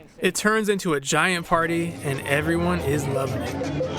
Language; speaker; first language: English; native; English